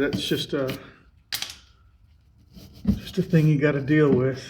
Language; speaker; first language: English; native; English